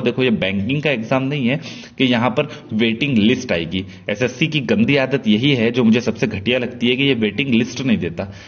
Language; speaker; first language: Hindi; non-native, local second language; Marathi